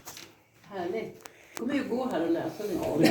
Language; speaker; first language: Swedish; native; Swedish